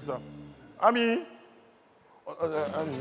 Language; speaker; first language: French; native; French